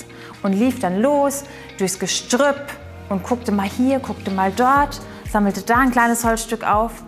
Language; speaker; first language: German; native; German